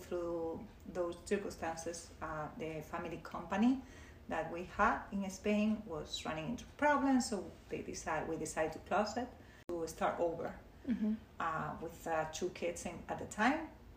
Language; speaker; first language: English; non-native, fluent; Spanish